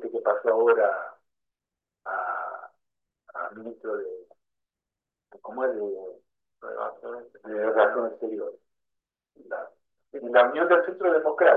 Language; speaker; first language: Spanish; native; Spanish